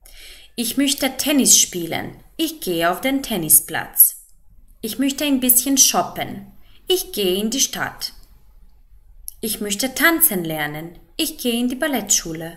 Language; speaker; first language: German; non-native, fluent; Macedonian